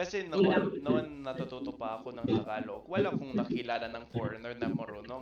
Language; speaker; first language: Filipino; non-native, fluent; English